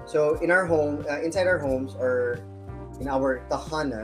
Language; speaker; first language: English; non-native, local second language; Filipino